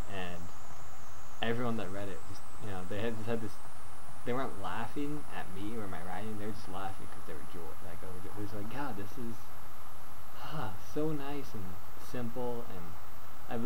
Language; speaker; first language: English; native; English